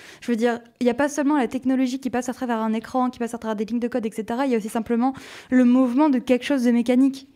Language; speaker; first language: French; native; French